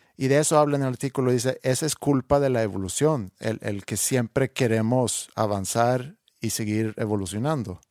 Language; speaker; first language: Spanish; non-native, fluent; Swedish